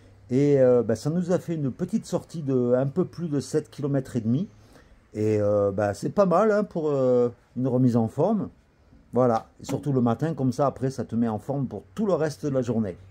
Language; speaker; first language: French; native; French